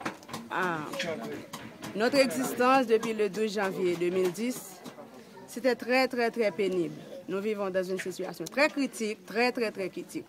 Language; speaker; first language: French; non-native, local second language; Haitian Creole